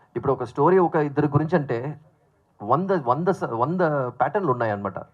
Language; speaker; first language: Telugu; native; Telugu